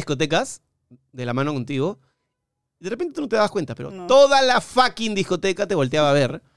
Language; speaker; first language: Spanish; native; Spanish